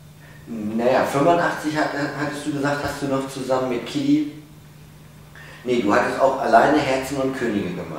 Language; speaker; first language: German; native; German